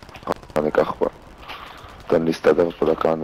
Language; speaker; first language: Hebrew; native; Hebrew